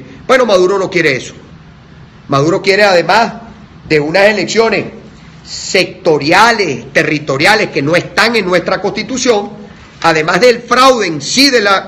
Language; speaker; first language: Spanish; native; Spanish